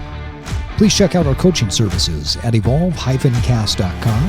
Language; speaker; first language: English; native; English